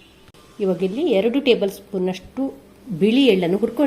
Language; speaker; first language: Kannada; native; Kannada